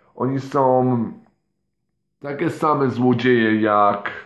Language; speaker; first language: Polish; non-native, fluent; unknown